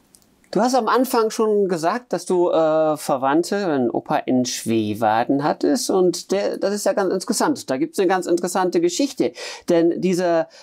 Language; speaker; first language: German; native; German